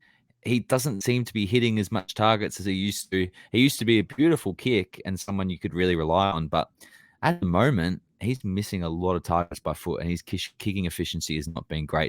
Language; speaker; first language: English; native; English